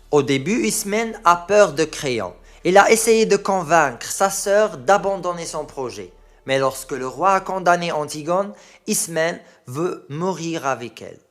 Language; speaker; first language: French; non-native, local second language; Arabic